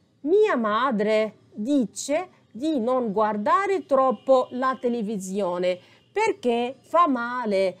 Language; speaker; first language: Italian; non-native, fluent; Arabic